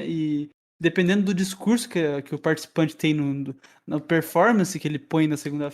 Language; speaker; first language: Portuguese; native; Portuguese